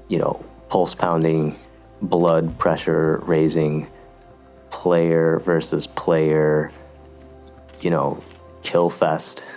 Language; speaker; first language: English; native; English